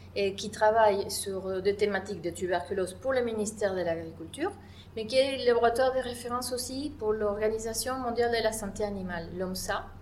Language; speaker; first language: French; non-native, fluent; Spanish